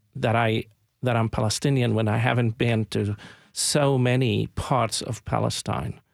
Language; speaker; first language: English; non-native, fluent; Arabic